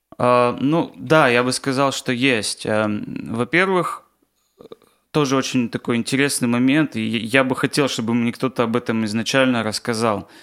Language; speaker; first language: Russian; native; Russian